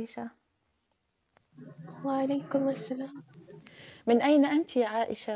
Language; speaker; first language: Arabic; non-native, fluent; English